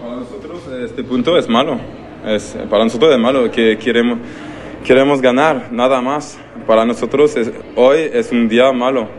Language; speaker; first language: Spanish; non-native, learner; French